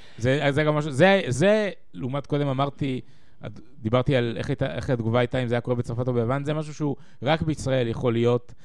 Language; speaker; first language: Hebrew; native; Hebrew